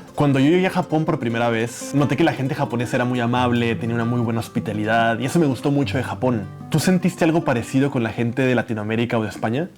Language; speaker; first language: Spanish; native; Spanish